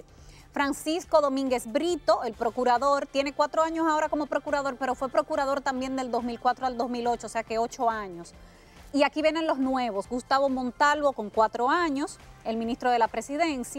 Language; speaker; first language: Spanish; native; Spanish